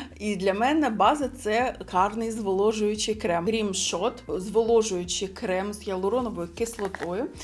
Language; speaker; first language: Ukrainian; non-native, local second language; Russian